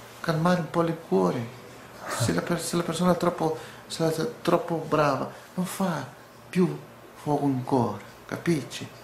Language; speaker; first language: Italian; non-native, learner; Portuguese